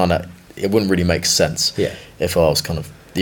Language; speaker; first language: English; native; English